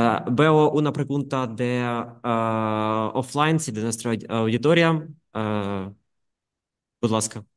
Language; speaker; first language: Spanish; non-native, fluent; Ukrainian